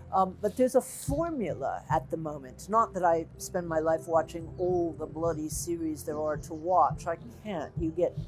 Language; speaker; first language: English; native; English